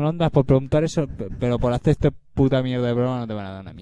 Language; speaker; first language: Spanish; native; Spanish